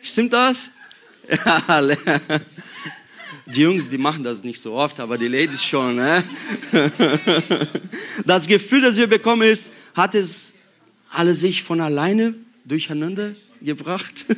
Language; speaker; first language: German; non-native, fluent; Portuguese